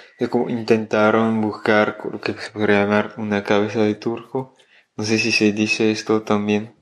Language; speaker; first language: Spanish; non-native, fluent; French